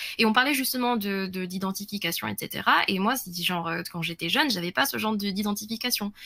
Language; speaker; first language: French; early bilingual, other home language; Vietnamese